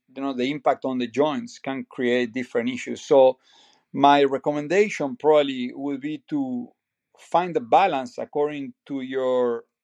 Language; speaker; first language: English; non-native, fluent; Spanish